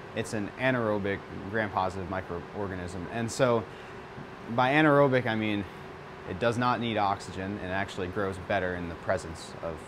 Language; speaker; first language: English; native; English